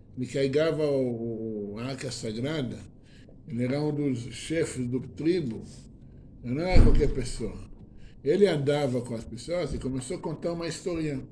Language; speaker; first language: Portuguese; non-native, fluent; Hebrew